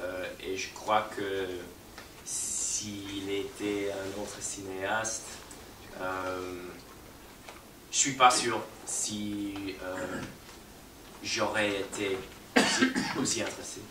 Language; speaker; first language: French; non-native, fluent; English